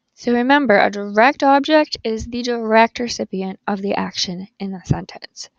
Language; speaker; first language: English; native; English